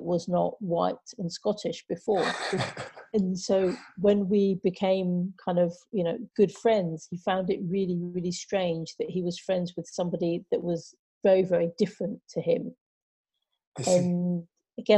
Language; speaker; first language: English; native; English